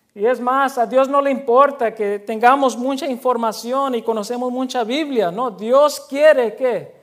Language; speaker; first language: Spanish; early bilingual, heritage; Spanish